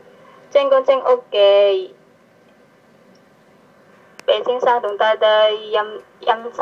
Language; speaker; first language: Cantonese; non-native, learner; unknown